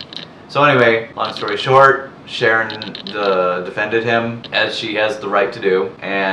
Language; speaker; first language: English; native; English